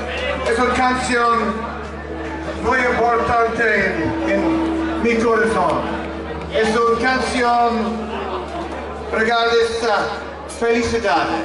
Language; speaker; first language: Spanish; non-native, learner; English